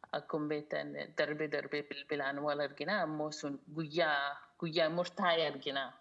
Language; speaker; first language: Oromo; early bilingual, heritage; Oromo